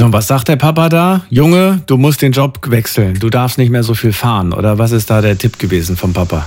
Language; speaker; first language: German; native; German